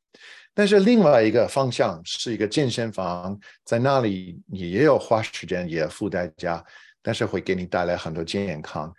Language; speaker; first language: Chinese; non-native, fluent; English